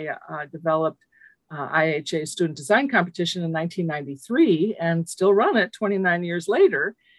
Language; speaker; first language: English; early bilingual, other home language; Lithuanian